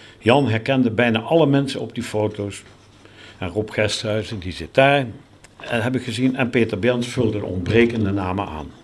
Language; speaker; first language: Dutch; native; Dutch